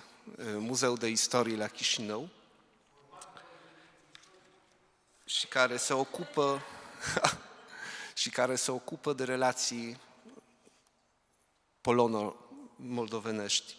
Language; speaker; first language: Romanian; non-native, fluent; Polish